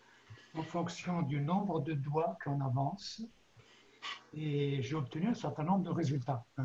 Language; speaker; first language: French; native; French